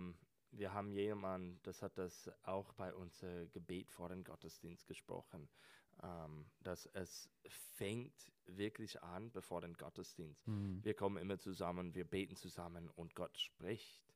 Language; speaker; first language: German; non-native, learner; English